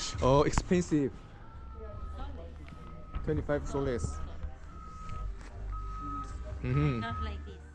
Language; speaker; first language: English; non-native, learner; Korean